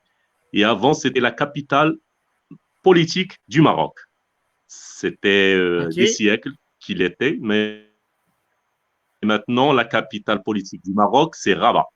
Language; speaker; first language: French; non-native, local second language; Arabic